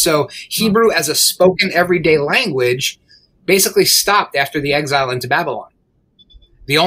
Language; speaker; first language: English; native; English